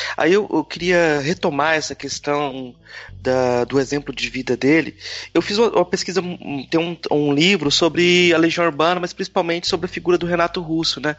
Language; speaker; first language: Portuguese; native; Portuguese